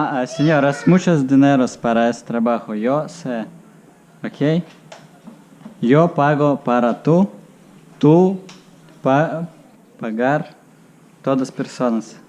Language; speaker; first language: Spanish; non-native, learner; Russian